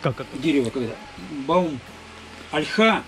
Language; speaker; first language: Russian; native; Russian